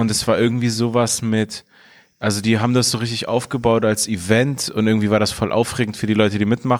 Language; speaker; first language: German; early bilingual, other home language; Persian